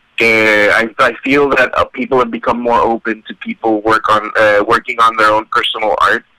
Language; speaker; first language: Spanish; native; Spanish